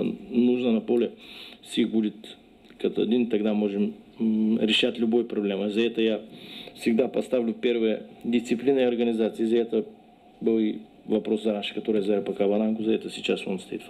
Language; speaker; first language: Russian; non-native, learner; Bulgarian